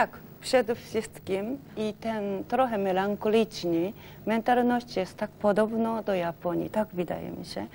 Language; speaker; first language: Polish; non-native, learner; Japanese